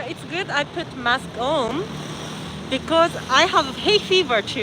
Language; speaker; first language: English; non-native, fluent; Japanese